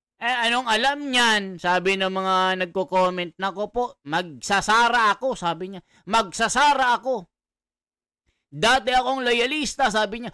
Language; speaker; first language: Filipino; native; Filipino